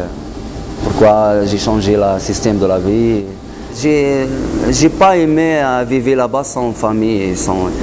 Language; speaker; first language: French; non-native, learner; Arabic